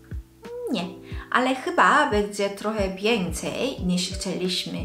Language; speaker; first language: Polish; non-native, local second language; Korean